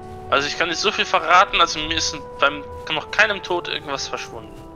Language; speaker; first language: German; native; German